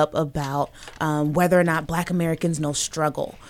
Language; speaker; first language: English; early bilingual, other home language; Yoruba